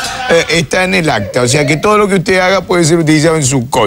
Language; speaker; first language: Spanish; native; Spanish